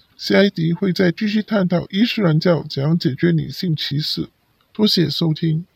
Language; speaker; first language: Chinese; non-native, local second language; Cantonese